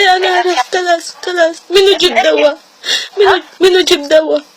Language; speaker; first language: Arabic; non-native, learner; Filipino